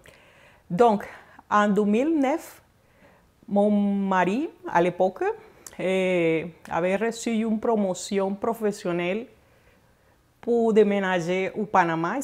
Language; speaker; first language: French; non-native, fluent; Spanish